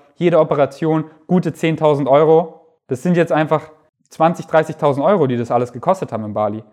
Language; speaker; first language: German; native; German